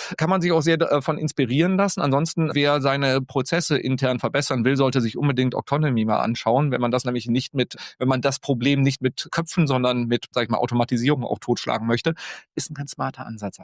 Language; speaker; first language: German; native; German